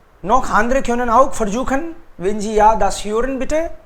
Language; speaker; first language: German; non-native, fluent; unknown